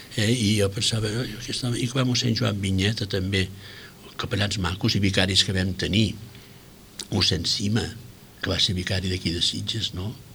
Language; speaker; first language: Catalan; native; Catalan